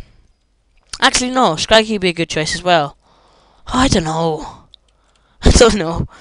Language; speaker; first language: English; native; English